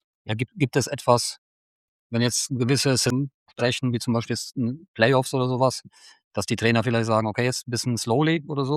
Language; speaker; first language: German; native; German